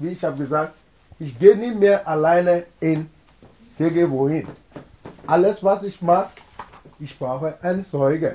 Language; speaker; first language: German; non-native, learner; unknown